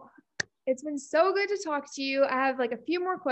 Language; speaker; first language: English; native; English